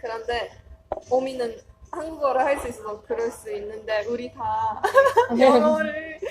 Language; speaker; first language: Korean; non-native, learner; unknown